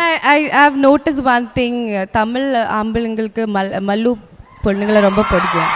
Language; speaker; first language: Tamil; non-native, learner; Malayalam